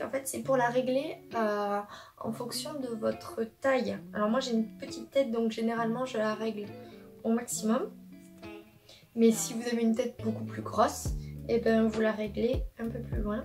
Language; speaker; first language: French; native; French